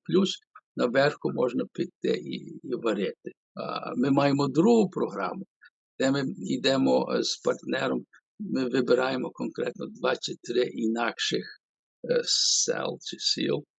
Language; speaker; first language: Ukrainian; early bilingual, heritage; Ukrainian